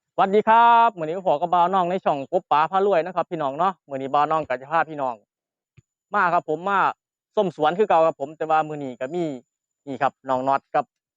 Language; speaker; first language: Thai; native; Thai